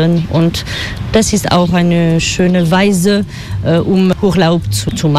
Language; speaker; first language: German; non-native, learner; French